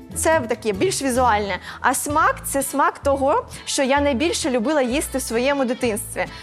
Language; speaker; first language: Ukrainian; native; Ukrainian